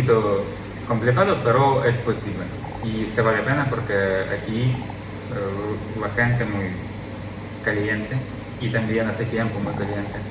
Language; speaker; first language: Spanish; non-native, learner; Ukrainian